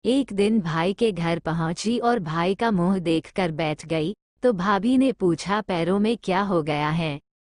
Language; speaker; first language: Hindi; native; Hindi